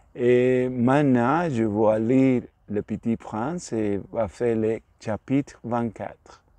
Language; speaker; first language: French; non-native, learner; Spanish